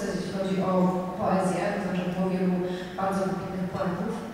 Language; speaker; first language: Polish; non-native, learner; Ukrainian